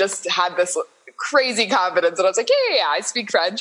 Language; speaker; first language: English; native; English